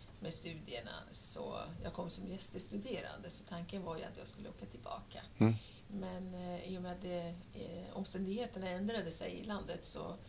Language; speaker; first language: Swedish; non-native, fluent; Persian